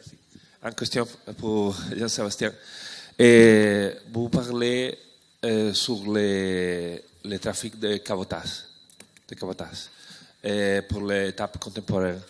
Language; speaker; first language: French; non-native, learner; Spanish